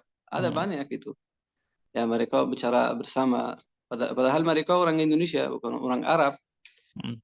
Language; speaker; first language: Indonesian; non-native, learner; Persian